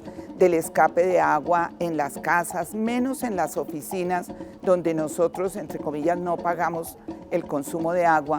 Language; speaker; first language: Spanish; native; Spanish